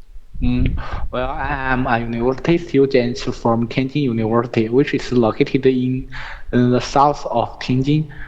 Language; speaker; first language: English; non-native, learner; Chinese